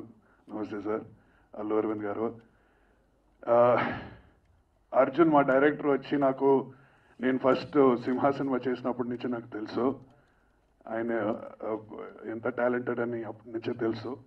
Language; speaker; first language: Telugu; non-native, fluent; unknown